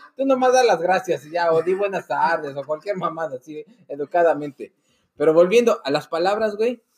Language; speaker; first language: Spanish; native; Spanish